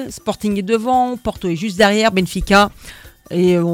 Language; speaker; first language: Portuguese; early bilingual, heritage; Portuguese